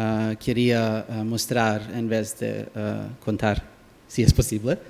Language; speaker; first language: Spanish; non-native, learner; English